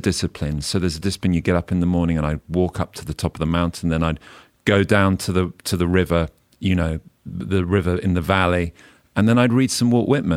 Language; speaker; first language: English; native; English